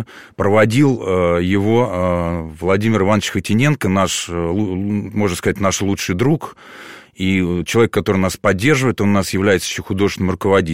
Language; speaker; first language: Russian; native; Russian